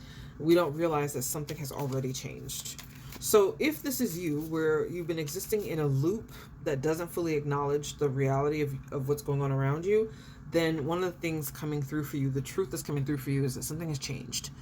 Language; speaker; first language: English; native; English